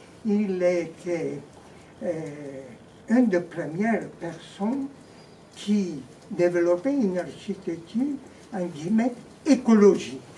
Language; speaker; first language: French; non-native, fluent; Greek